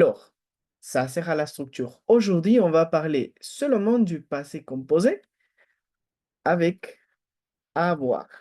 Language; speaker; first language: French; non-native, fluent; Spanish